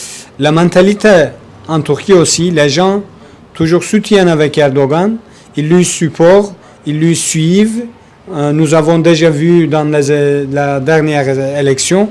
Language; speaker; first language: French; non-native, learner; Kurdish